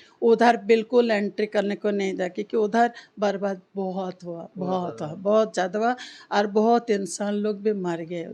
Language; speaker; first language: Hindi; non-native, local second language; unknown